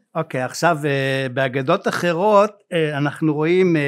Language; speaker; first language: Hebrew; native; Hebrew